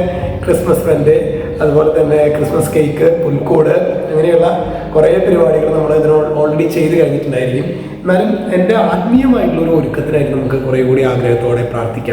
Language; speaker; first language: Malayalam; native; Malayalam